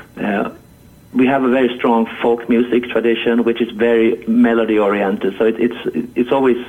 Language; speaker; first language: English; non-native, fluent; Swedish